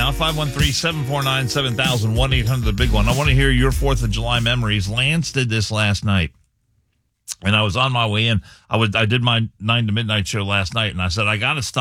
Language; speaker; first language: English; native; English